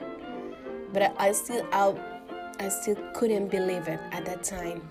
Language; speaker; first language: English; non-native, learner; Spanish